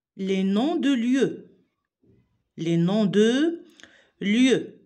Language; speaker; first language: French; non-native, local second language; Arabic